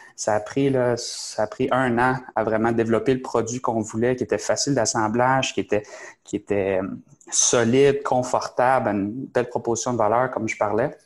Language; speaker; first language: French; native; French